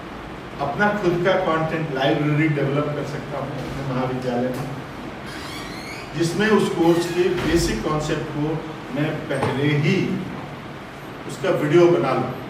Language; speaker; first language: Hindi; native; Hindi